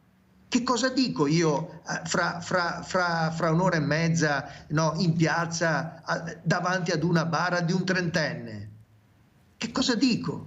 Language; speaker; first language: Italian; native; Italian